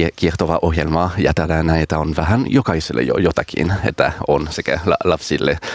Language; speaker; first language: Finnish; non-native, fluent; French